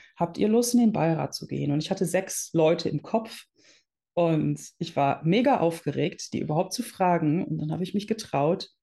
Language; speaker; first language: German; early bilingual, other home language; Dutch